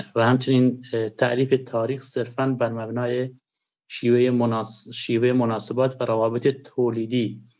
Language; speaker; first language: Persian; non-native, local second language; Kurdish